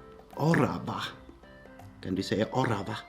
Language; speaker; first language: Swedish; non-native, fluent; English